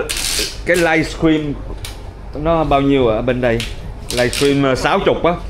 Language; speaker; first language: Vietnamese; early bilingual, heritage; French